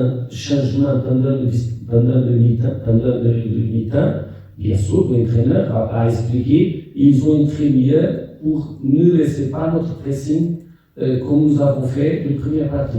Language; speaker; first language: French; non-native, fluent; Portuguese